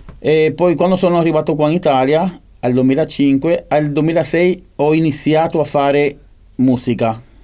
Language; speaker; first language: Italian; non-native, fluent; Spanish